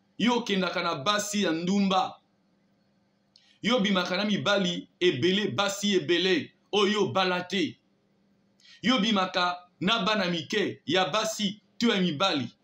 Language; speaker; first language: Lingala; non-native, local second language; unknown